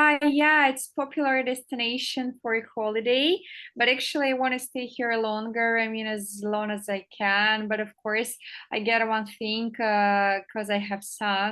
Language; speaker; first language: English; non-native, fluent; Russian